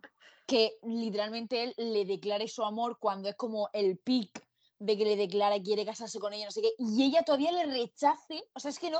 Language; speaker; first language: Spanish; native; Spanish